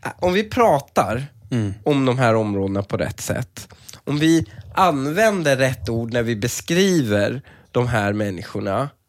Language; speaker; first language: Swedish; early bilingual, other home language; Persian